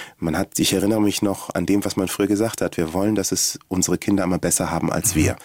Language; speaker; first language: German; early bilingual, other home language; Swahili